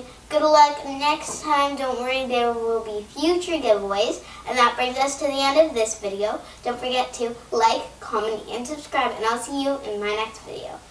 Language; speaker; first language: English; native; English